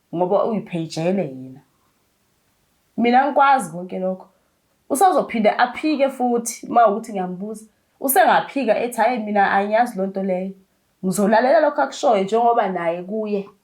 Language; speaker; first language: Zulu; native; Zulu